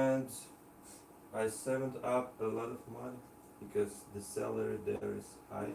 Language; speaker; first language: English; non-native, learner; Russian